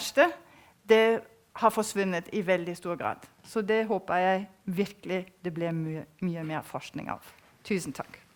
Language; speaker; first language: Norwegian; non-native, fluent; German